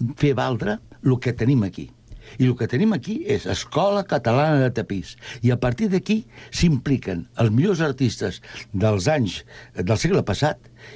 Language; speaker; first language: Catalan; native; Catalan